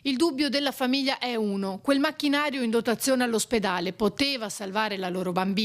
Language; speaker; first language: Italian; native; Italian